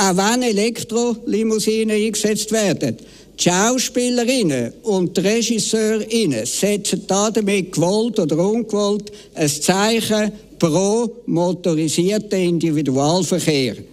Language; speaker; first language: German; native; German